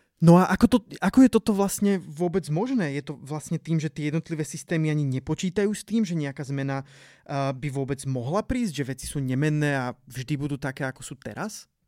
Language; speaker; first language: Slovak; native; Slovak